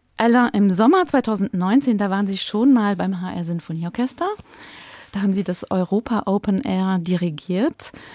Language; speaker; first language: German; native; German